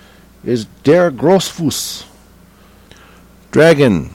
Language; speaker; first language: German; non-native, learner; English